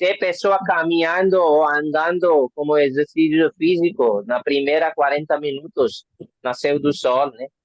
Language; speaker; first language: Portuguese; non-native, learner; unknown